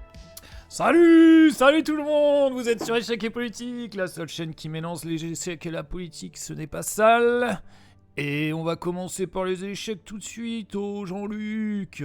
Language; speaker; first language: French; native; French